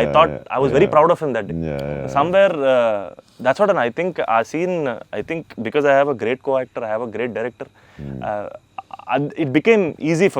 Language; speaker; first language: Telugu; native; Telugu